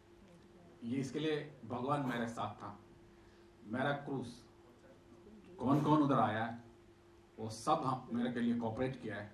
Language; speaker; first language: Hindi; non-native, local second language; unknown